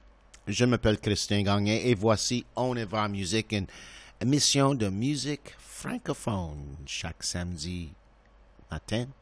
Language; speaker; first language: French; non-native, learner; English